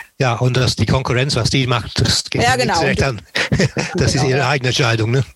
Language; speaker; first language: German; non-native, fluent; English